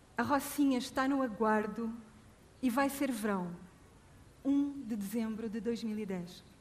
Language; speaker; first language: Portuguese; native; Portuguese